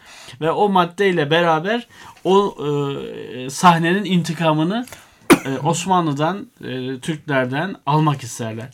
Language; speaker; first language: Turkish; native; Turkish